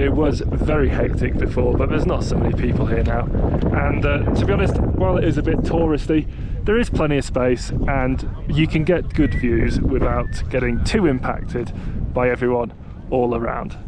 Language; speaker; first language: English; native; English